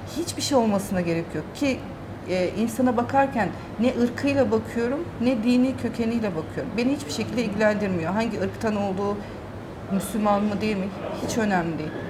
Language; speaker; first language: Turkish; early bilingual, heritage; Turkish